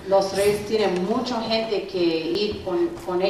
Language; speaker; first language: Spanish; non-native, learner; English